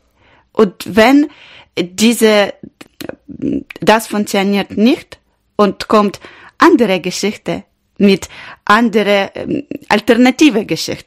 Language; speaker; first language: German; non-native, learner; Ukrainian